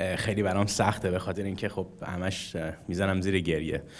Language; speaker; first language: Persian; early bilingual, other home language; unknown